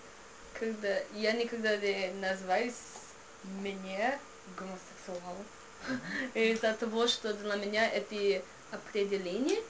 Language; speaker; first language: Russian; non-native, learner; English